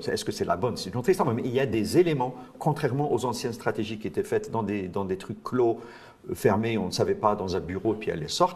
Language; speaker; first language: French; non-native, local second language; Arabic